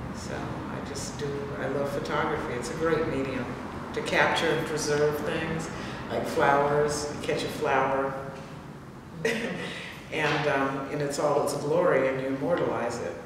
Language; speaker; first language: English; native; English